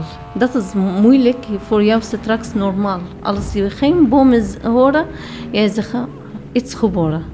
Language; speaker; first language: Dutch; non-native, learner; Arabic